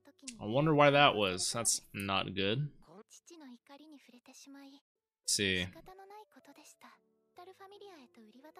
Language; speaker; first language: English; native; English